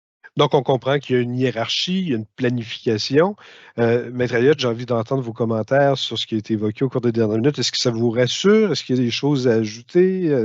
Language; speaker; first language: French; native; French